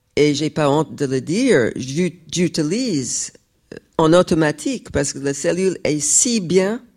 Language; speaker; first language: French; non-native, fluent; English